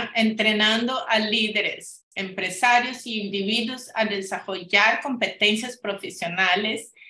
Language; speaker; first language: Spanish; non-native, fluent; Portuguese